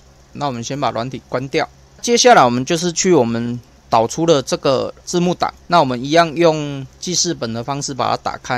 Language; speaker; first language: Chinese; native; Chinese